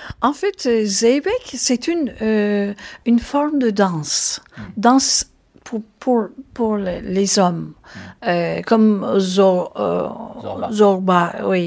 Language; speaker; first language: French; non-native, fluent; Turkish